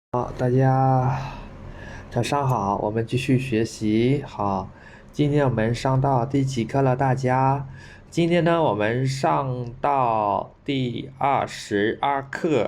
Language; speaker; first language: Chinese; non-native, fluent; Khmer